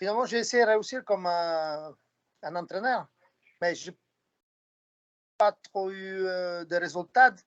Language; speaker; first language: French; non-native, fluent; Slovak